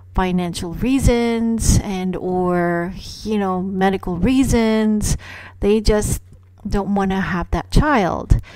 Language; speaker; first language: English; non-native, local second language; Cebuano